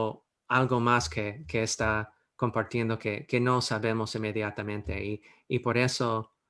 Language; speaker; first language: Spanish; non-native, fluent; English